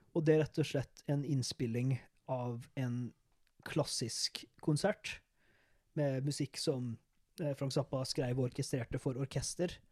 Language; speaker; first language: Norwegian; native; Norwegian